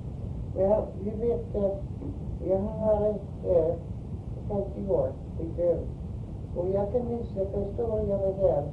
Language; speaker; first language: Swedish; early bilingual, heritage; Swedish